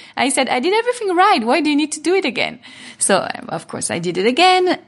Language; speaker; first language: English; non-native, fluent; French